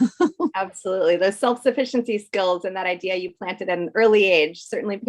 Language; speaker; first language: English; native; English